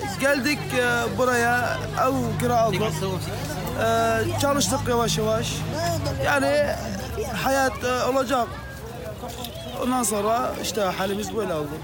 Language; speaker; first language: Turkish; non-native, learner; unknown